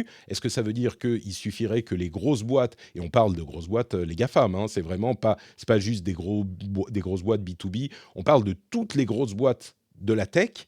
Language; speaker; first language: French; native; French